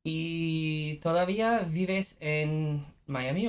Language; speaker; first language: Spanish; non-native, fluent; English